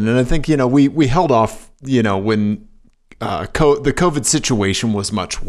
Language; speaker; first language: English; native; English